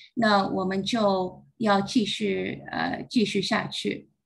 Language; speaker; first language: Chinese; early bilingual, heritage; Chinese